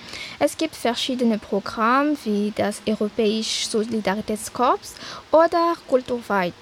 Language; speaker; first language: German; non-native, fluent; Malagasy